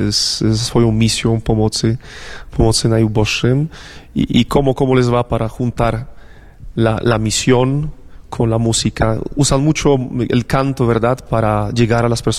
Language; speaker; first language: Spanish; non-native, fluent; Polish